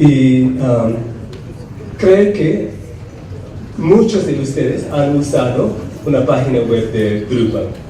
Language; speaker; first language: Spanish; non-native, fluent; English